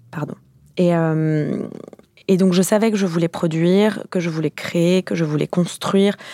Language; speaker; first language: French; native; French